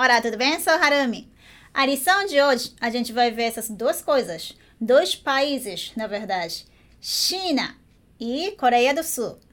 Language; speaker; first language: Portuguese; non-native, learner; Japanese